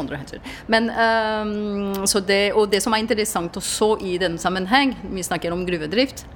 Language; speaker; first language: Norwegian; non-native, fluent; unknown